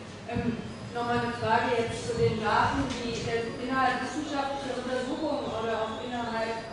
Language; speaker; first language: German; native; German